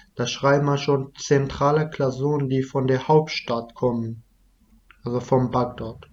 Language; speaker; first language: German; non-native, fluent; Kurdish